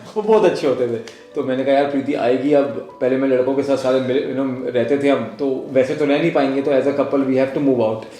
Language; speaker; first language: Hindi; native; Hindi